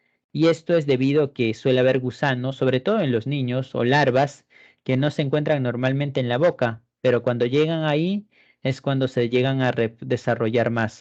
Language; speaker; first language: Spanish; native; Spanish